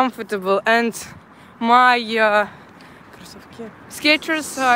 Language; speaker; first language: English; non-native, learner; Russian